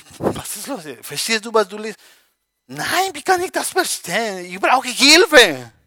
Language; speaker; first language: German; non-native, learner; Spanish